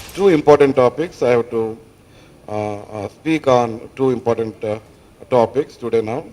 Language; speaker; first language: English; non-native, local second language; Kannada